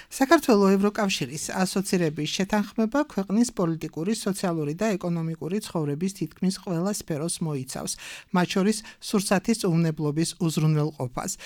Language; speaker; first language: Georgian; native; Georgian